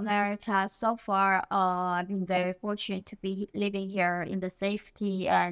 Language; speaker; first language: English; non-native, fluent; Korean